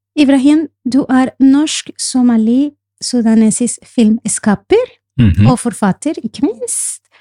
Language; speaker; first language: Swedish; non-native, fluent; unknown